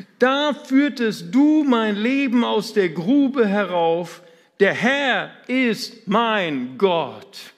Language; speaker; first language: German; native; German